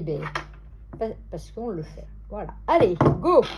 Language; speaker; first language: French; native; French